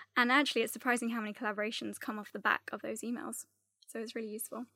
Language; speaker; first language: English; native; English